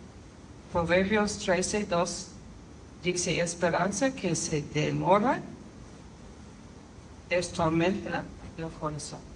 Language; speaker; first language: Spanish; non-native, fluent; English